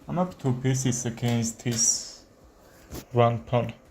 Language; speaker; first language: English; non-native, learner; Armenian